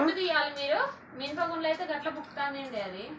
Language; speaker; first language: Telugu; native; Telugu